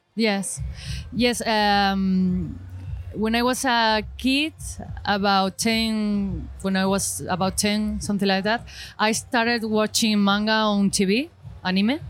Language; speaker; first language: English; non-native, learner; Spanish